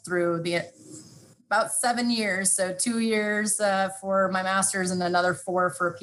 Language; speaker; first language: English; native; English